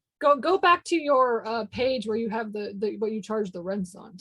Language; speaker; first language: English; native; English